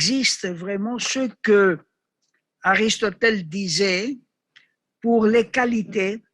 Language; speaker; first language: French; non-native, learner; Greek